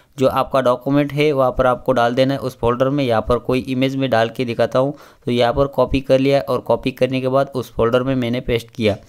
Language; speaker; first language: Hindi; non-native, local second language; Marathi